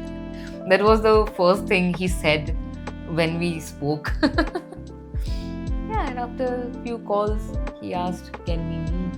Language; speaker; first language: English; non-native, local second language; Hindi